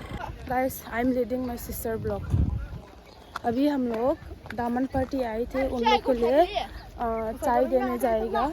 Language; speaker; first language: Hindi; non-native, local second language; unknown